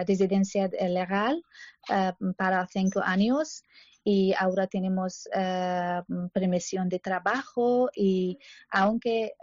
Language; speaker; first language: Spanish; non-native, learner; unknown